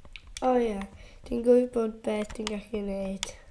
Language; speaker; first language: Welsh; non-native, local second language; English